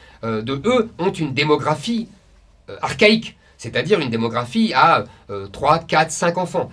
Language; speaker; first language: French; native; French